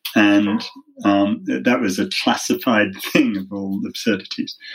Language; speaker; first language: English; native; English